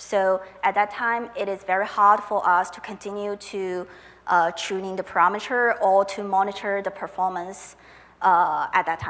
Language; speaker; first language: English; non-native, fluent; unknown